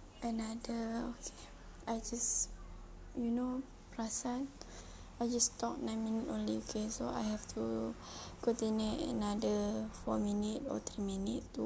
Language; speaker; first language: English; non-native, learner; Malay